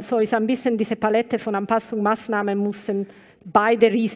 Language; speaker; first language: German; non-native, learner; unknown